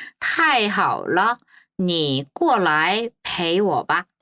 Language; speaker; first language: Chinese; non-native, fluent; Korean